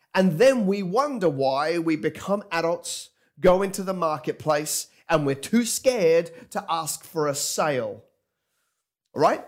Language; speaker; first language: English; native; English